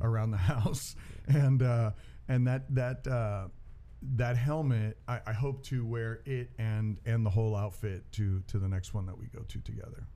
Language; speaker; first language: English; early bilingual, other home language; Spanish